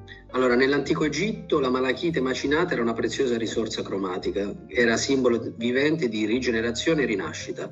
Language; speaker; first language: Italian; native; Italian